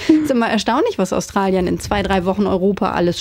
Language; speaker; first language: German; native; German